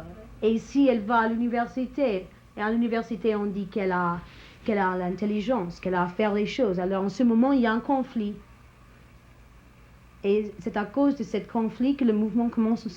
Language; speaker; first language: French; non-native, learner; English